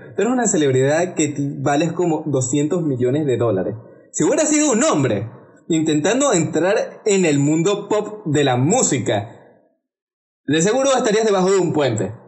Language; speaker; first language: Spanish; native; Spanish